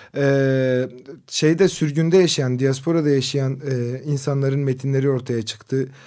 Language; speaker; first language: Turkish; non-native, local second language; Kurdish